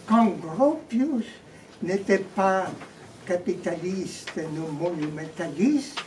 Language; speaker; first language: French; non-native, fluent; Greek